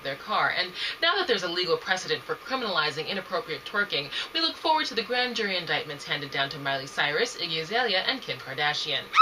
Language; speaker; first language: English; native; English